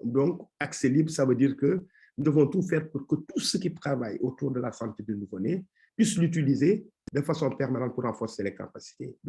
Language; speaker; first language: French; non-native, local second language; Wolof